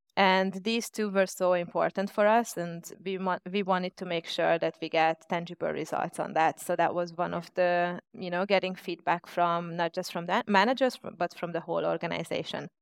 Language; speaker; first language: English; non-native, fluent; Hungarian